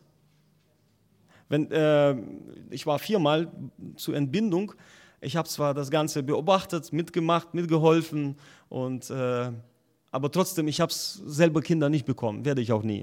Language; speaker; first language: German; non-native, fluent; Russian